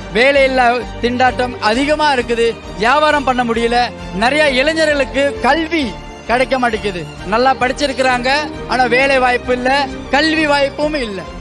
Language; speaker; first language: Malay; non-native, local second language; Tamil